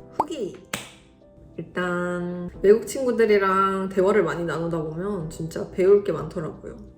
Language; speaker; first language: Korean; native; Korean